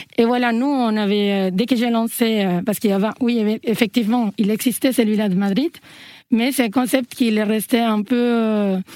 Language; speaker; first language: French; non-native, fluent; Spanish